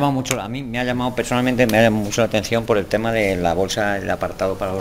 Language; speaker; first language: Spanish; native; Spanish